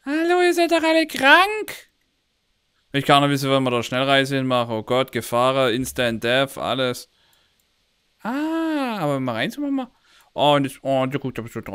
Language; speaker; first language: German; native; German